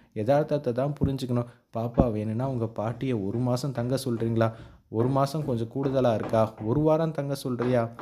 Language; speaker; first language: Tamil; native; Tamil